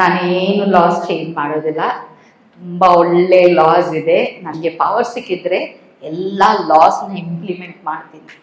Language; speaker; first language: Kannada; non-native, local second language; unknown